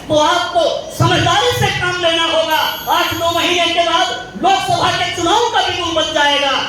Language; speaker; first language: Hindi; native; Hindi